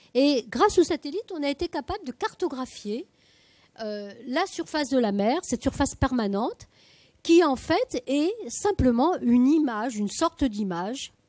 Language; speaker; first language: French; native; French